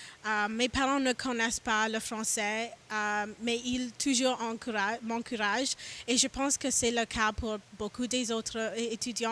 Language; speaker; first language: French; non-native, learner; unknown